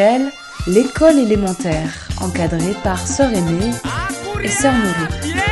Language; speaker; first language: French; native; French